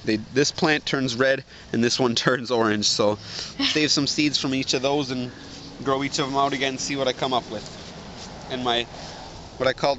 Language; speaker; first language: English; native; English